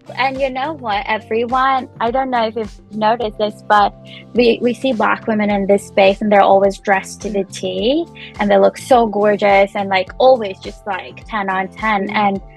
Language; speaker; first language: English; non-native, local second language; Punjabi